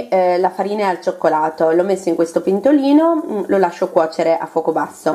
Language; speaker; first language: Italian; native; Italian